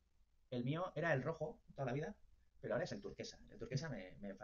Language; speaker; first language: Spanish; native; Spanish